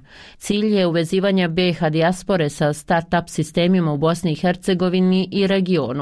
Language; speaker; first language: Croatian; native; Croatian